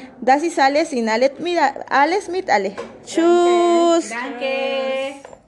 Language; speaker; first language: German; non-native, learner; Spanish